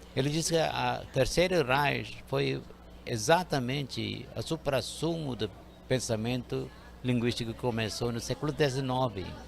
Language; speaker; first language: Portuguese; non-native, fluent; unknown